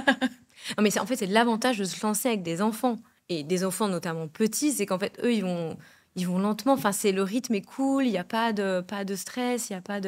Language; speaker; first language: French; native; French